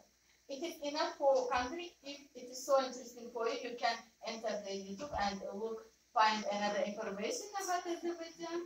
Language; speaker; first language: English; non-native, learner; Azerbaijani